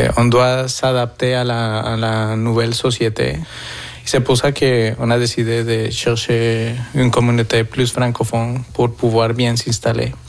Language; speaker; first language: French; non-native, fluent; Spanish